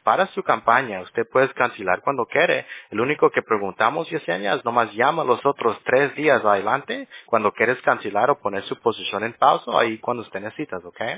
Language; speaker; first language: Spanish; early bilingual, heritage; English